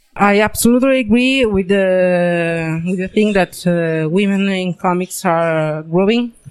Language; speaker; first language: English; non-native, learner; Italian